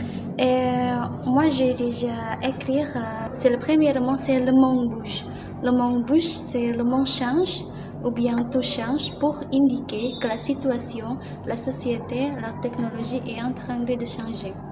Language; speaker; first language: French; non-native, learner; Indonesian